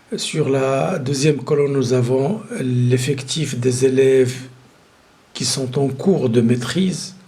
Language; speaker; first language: French; non-native, local second language; Arabic